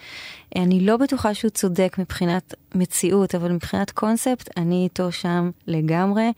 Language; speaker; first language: Hebrew; native; Hebrew